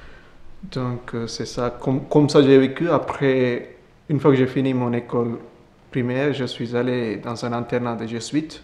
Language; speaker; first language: French; non-native, fluent; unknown